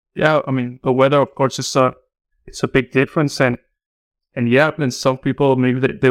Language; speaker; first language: English; non-native, fluent; Spanish